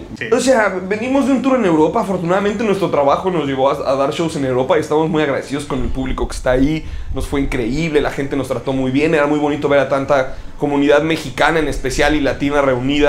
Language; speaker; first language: Spanish; native; Spanish